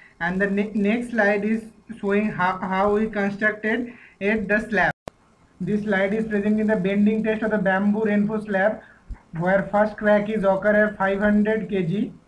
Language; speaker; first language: English; non-native, local second language; Bangla